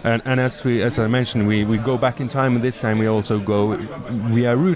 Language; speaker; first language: English; non-native, fluent; Norwegian